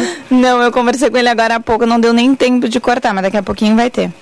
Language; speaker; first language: Portuguese; native; Portuguese